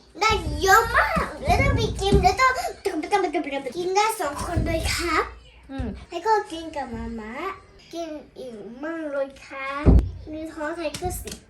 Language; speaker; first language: Thai; early bilingual, heritage; Thai